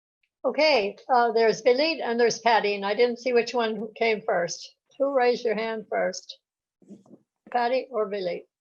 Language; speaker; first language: English; native; English